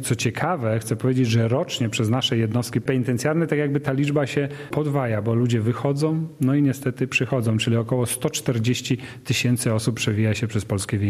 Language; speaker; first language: Polish; native; Polish